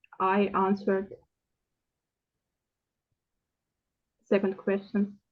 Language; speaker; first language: English; non-native, learner; Russian